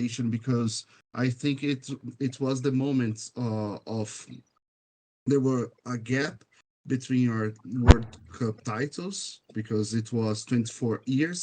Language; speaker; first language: English; non-native, fluent; Portuguese